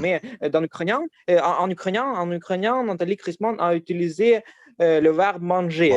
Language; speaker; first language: French; non-native, learner; Ukrainian